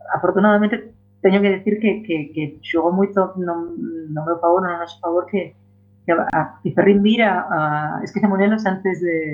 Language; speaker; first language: Galician; non-native, local second language; Spanish